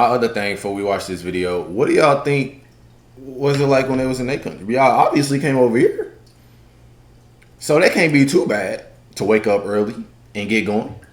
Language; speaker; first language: English; native; English